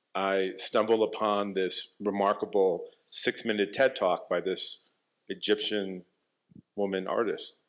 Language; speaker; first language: English; native; English